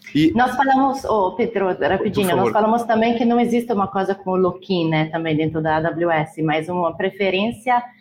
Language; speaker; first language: Portuguese; non-native, fluent; Italian